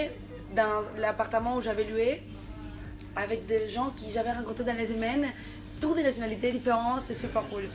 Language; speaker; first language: French; non-native, fluent; Spanish